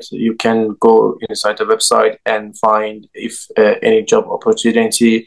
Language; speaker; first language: English; non-native, learner; Persian